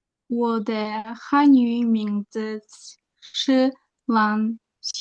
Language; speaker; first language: Chinese; non-native, learner; Uzbek